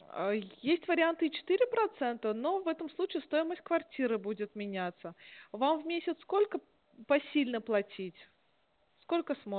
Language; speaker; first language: Russian; native; Russian